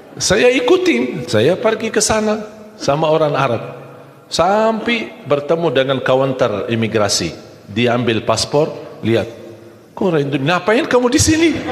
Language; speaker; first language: Malay; non-native, fluent; Arabic